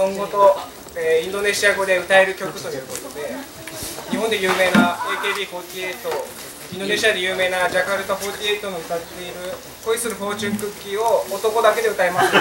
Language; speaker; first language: Japanese; non-native, learner; Indonesian